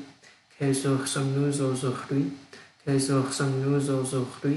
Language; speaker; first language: French; non-native, learner; Vietnamese